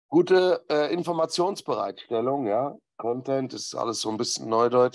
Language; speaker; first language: German; native; German